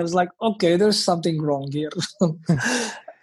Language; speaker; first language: English; non-native, fluent; Hebrew